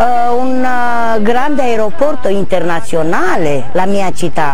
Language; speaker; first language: Italian; non-native, learner; Romanian